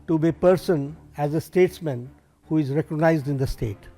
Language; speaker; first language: English; non-native, local second language; Hindi